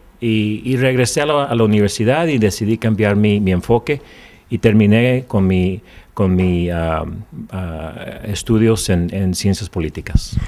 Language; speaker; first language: Spanish; early bilingual, heritage; Spanish